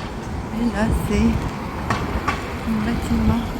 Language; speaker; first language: French; non-native, fluent; Russian